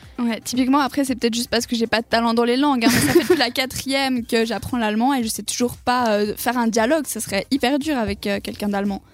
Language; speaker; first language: French; native; French